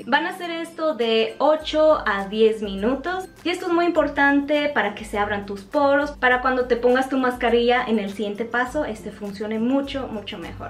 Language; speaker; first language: Spanish; native; Spanish